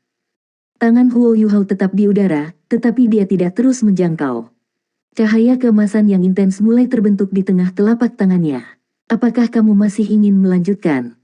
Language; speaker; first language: Indonesian; native; Indonesian